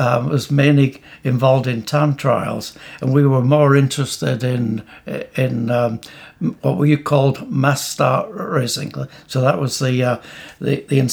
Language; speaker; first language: English; native; English